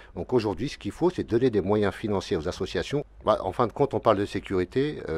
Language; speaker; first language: French; native; French